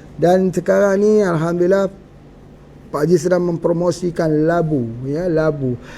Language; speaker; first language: Malay; native; Malay